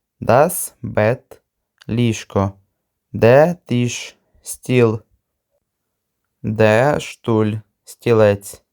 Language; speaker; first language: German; non-native, fluent; Ukrainian